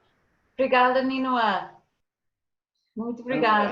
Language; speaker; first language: Portuguese; non-native, learner; Spanish